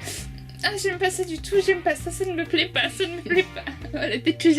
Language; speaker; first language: French; native; French